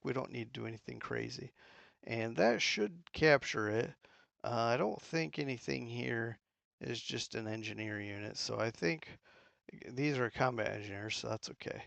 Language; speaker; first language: English; native; English